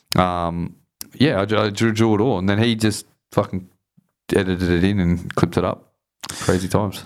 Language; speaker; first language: English; native; English